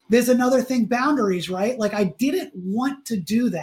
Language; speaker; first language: English; native; English